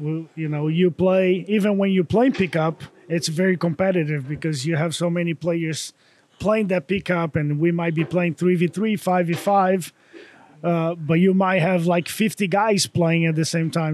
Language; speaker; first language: English; non-native, fluent; Portuguese